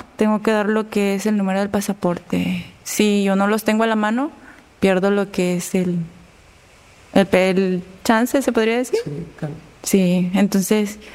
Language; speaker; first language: Spanish; native; Spanish